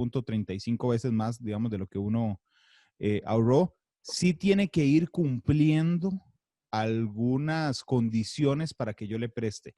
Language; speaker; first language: Spanish; native; Spanish